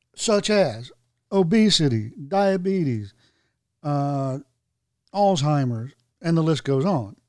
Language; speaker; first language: English; native; English